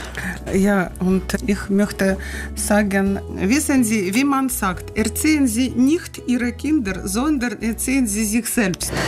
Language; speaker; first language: German; non-native, learner; Russian